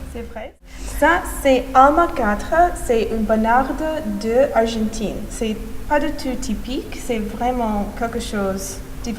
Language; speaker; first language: French; non-native, fluent; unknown